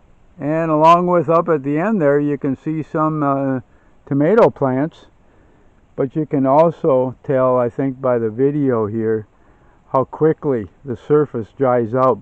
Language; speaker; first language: English; native; English